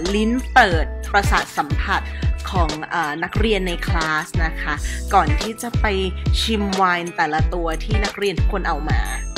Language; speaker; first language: Thai; native; Thai